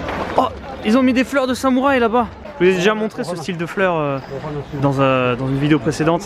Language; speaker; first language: French; native; French